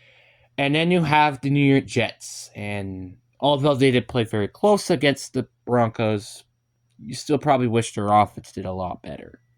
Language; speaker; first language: English; native; English